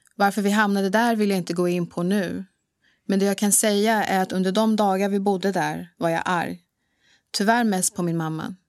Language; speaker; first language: Swedish; early bilingual, other home language; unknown